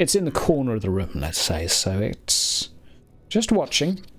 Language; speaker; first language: English; native; English